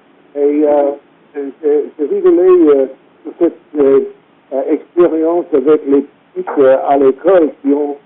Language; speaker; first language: French; non-native, fluent; English